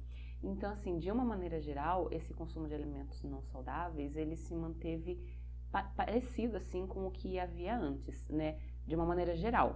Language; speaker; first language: Portuguese; native; Portuguese